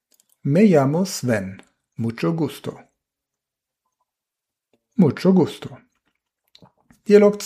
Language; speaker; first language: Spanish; non-native, fluent; German